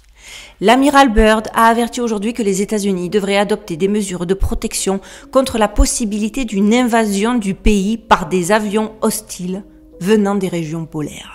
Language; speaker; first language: French; native; French